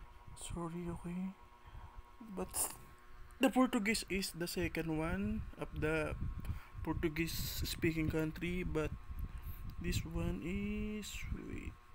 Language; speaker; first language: English; non-native, learner; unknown